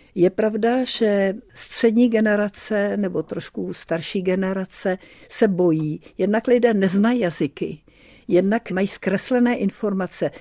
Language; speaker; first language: Czech; early bilingual, heritage; Czech